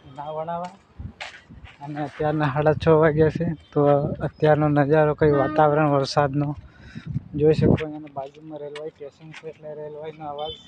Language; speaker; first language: Gujarati; non-native, local second language; Bhili